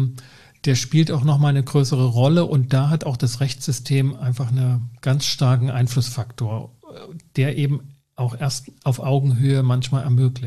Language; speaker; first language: German; native; German